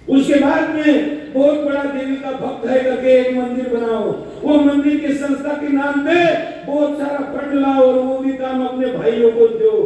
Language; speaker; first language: Hindi; non-native, local second language; Marathi